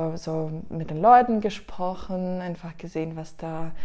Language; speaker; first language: German; non-native, fluent; Russian